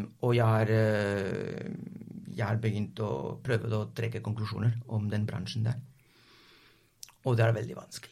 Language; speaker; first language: Norwegian; non-native, fluent; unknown